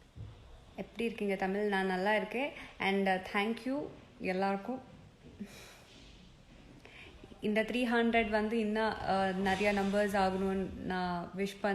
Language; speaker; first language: Tamil; non-native, fluent; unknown